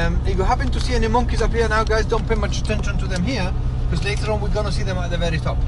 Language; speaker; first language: English; non-native, local second language; Spanish